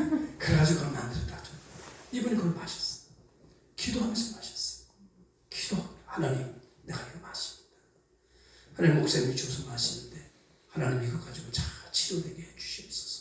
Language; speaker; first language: Korean; native; Korean